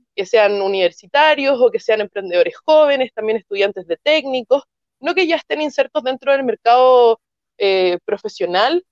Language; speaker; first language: Spanish; native; Spanish